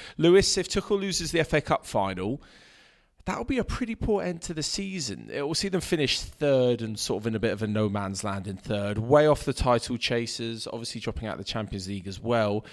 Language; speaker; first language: English; native; English